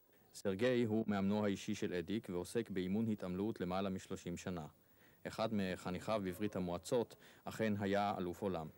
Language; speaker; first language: Hebrew; native; Hebrew